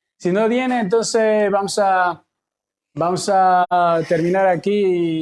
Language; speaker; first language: Spanish; non-native, learner; Chinese